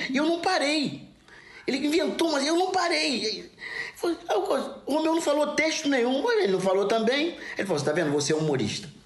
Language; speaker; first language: Portuguese; native; Portuguese